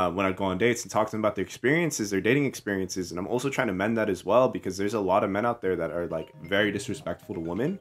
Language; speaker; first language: English; native; English